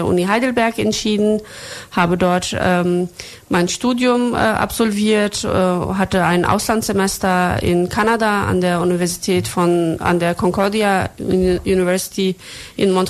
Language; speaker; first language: German; early bilingual, other home language; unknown